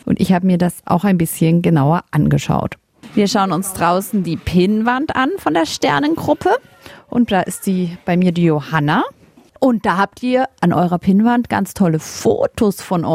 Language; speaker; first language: German; native; German